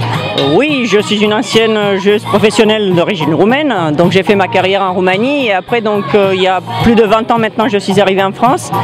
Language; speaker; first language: French; native; French